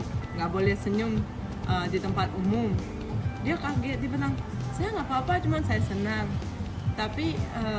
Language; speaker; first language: Indonesian; non-native, fluent; Russian